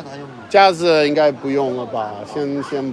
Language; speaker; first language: Chinese; non-native, fluent; English